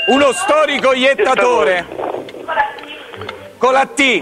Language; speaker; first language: Italian; native; Italian